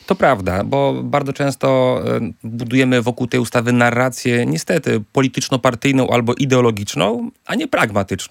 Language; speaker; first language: Polish; native; Polish